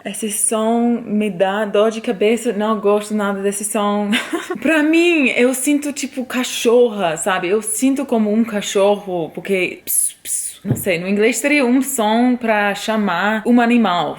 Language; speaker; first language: Portuguese; non-native, fluent; English